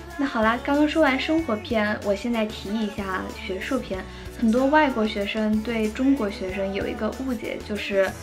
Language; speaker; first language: Chinese; native; Chinese